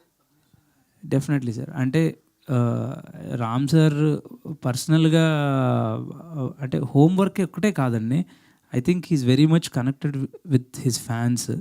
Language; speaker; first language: Telugu; native; Telugu